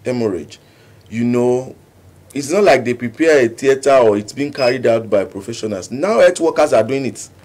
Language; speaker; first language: English; non-native, local second language; Yoruba